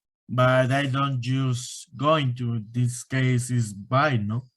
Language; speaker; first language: English; non-native, learner; Spanish